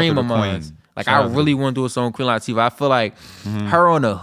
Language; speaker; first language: English; native; English